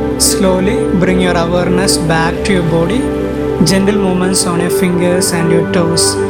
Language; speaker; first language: English; non-native, local second language; Malayalam